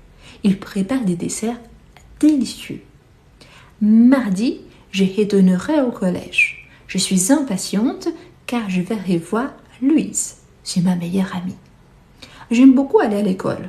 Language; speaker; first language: French; non-native, fluent; Portuguese